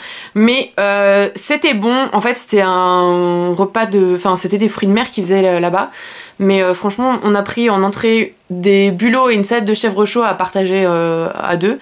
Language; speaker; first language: French; native; French